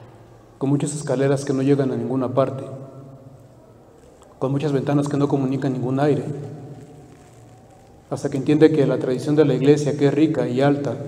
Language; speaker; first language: Spanish; native; Spanish